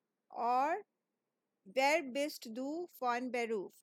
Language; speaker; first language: German; non-native, fluent; Hindi